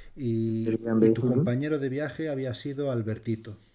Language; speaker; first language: Spanish; native; Spanish